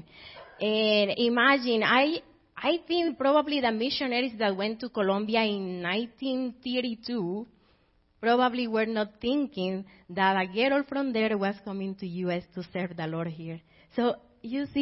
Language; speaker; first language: English; non-native, fluent; Spanish